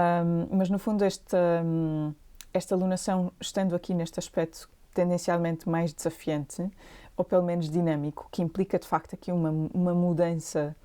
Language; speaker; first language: Portuguese; native; Portuguese